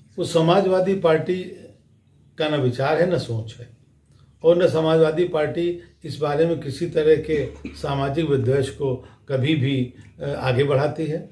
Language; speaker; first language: Hindi; native; Hindi